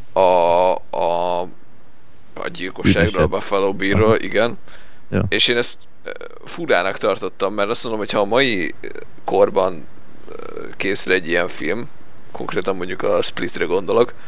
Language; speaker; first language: Hungarian; native; Hungarian